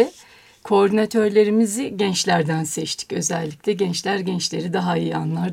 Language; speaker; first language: Turkish; native; Turkish